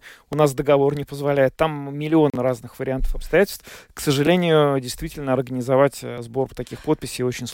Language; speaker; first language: Russian; native; Russian